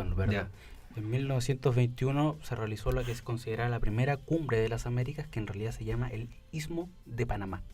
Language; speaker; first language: Spanish; native; Spanish